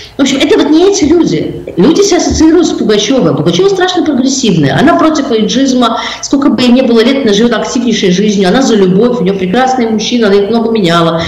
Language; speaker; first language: Russian; native; Russian